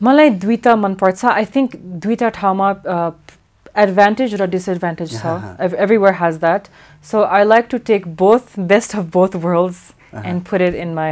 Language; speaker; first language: Nepali; early bilingual, heritage; English